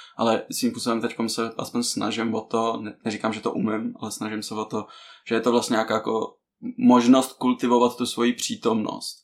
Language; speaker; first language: Czech; native; Czech